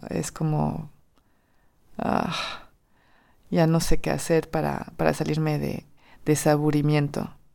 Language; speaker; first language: Spanish; non-native, fluent; French